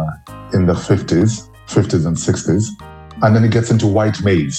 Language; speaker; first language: English; non-native, local second language; Luo (Kenya and Tanzania)